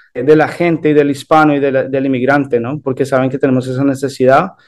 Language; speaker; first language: Spanish; early bilingual, heritage; Spanish